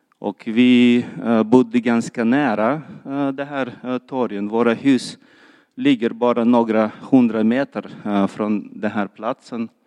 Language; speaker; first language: Swedish; non-native, fluent; Kyrgyz